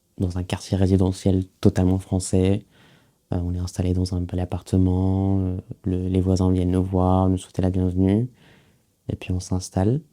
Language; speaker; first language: French; early bilingual, other home language; Arabic